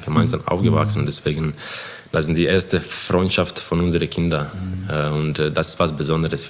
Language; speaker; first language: German; non-native, fluent; Croatian